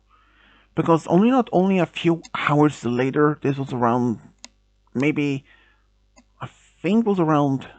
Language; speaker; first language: English; non-native, fluent; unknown